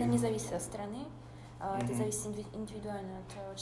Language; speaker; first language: Russian; native; Russian